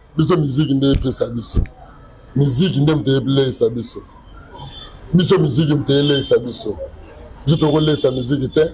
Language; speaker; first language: Lingala; native; Lingala